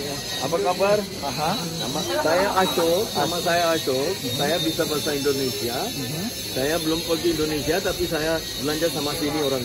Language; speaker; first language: Indonesian; non-native, learner; Hindi